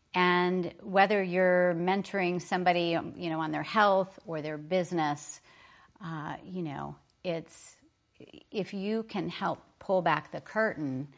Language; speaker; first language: English; native; English